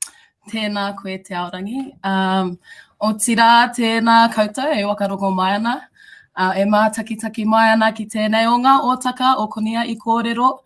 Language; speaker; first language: Māori; non-native, local second language; English